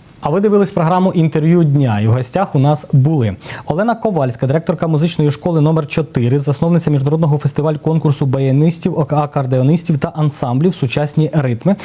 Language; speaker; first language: Ukrainian; native; Ukrainian